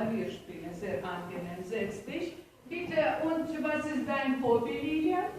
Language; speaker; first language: German; non-native, fluent; Russian